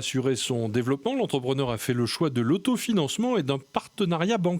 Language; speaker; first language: French; native; French